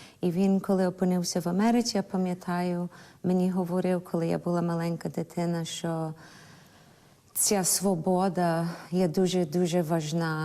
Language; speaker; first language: Ukrainian; early bilingual, heritage; Ukrainian